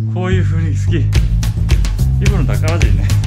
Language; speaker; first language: Japanese; non-native, fluent; Korean